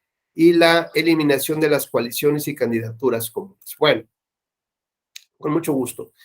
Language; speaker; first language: Spanish; native; Spanish